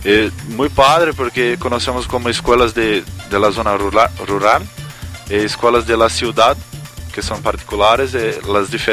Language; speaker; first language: Spanish; non-native, learner; Portuguese